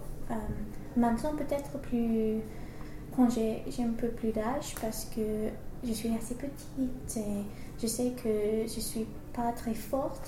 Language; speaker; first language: French; non-native, learner; English